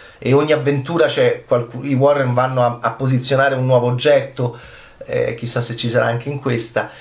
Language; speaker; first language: Italian; native; Italian